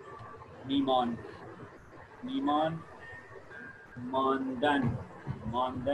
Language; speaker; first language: Persian; non-native, fluent; Urdu